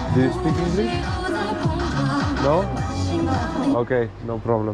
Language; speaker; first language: English; non-native, fluent; Spanish